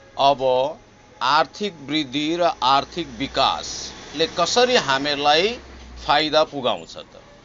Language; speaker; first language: Nepali; native; Nepali